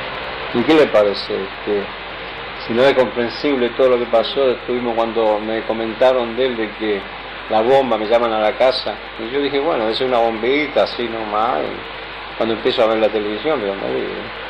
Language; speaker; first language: Spanish; native; Spanish